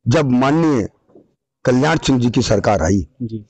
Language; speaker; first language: Hindi; native; Hindi